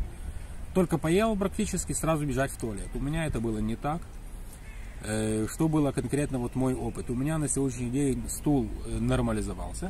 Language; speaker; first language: Russian; native; Russian